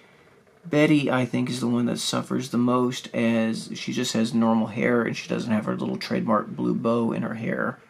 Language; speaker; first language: English; native; English